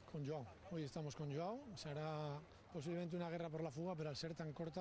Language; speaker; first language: Spanish; native; Spanish